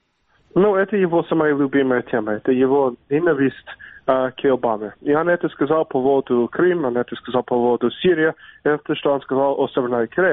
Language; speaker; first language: Russian; non-native, fluent; English